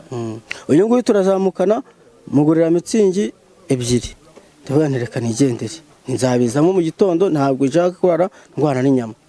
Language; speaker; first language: Kinyarwanda; native; Kinyarwanda